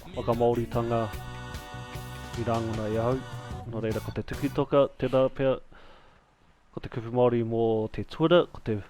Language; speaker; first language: Māori; non-native, local second language; English